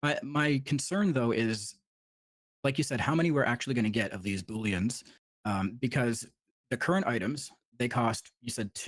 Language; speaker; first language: English; native; English